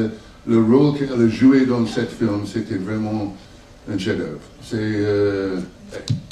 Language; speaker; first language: French; non-native, learner; English